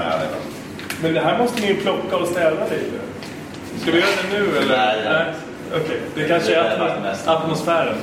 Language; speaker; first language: Swedish; native; Swedish